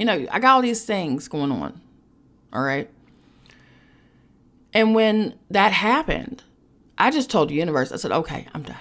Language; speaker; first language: English; native; English